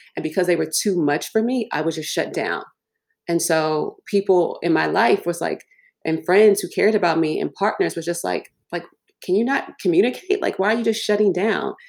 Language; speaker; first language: English; early bilingual, other home language; Yoruba